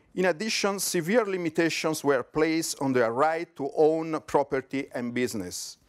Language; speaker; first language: English; non-native, fluent; Italian